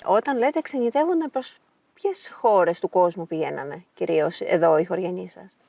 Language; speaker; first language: Greek; native; Greek